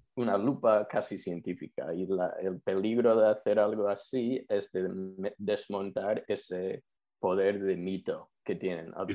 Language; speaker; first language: Spanish; non-native, fluent; English